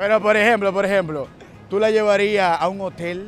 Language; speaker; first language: Spanish; native; Spanish